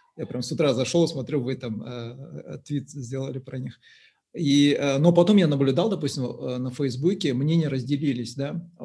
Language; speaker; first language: Russian; native; Russian